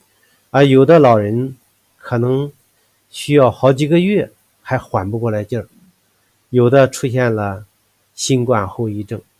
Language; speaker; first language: Chinese; native; Chinese